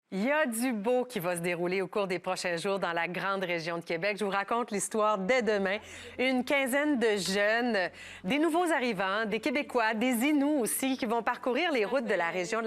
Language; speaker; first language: French; native; French